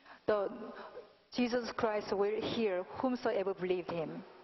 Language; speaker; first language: English; non-native, fluent; Korean